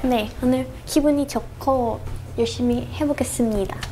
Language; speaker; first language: Korean; non-native, learner; Thai